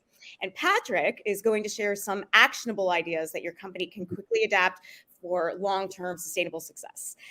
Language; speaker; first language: English; native; English